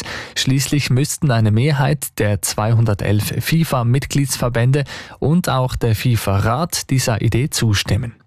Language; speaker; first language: German; native; German